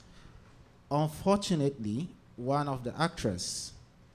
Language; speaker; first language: English; non-native, local second language; Hausa